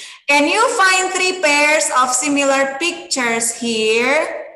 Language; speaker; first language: English; non-native, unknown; Indonesian